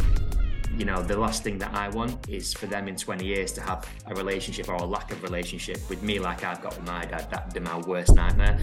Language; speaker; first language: English; native; English